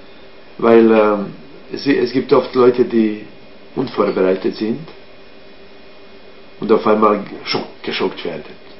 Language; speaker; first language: German; non-native, fluent; Croatian